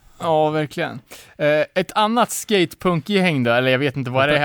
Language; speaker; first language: Swedish; native; Swedish